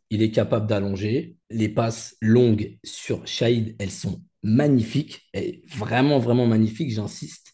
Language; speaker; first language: French; native; French